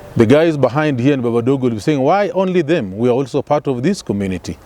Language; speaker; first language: English; non-native, local second language; Luyia